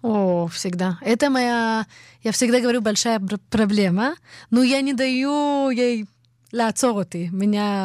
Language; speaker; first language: Russian; early bilingual, heritage; Russian